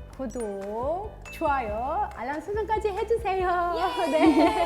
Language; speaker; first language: Korean; non-native, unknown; Persian